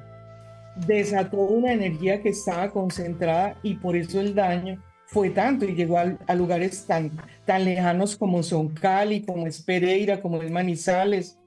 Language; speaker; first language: Spanish; native; Spanish